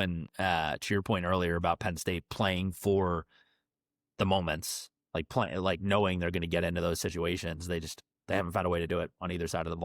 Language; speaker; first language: English; native; English